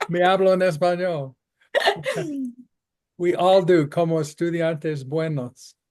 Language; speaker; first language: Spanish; non-native, fluent; English